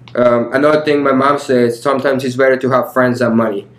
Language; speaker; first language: English; early bilingual, other home language; Spanish